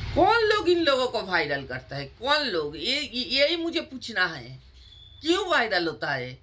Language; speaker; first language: Hindi; non-native, local second language; Bangla